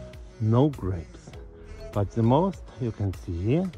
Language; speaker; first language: English; non-native, learner; German